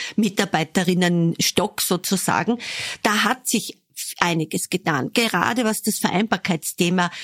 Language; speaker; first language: German; native; German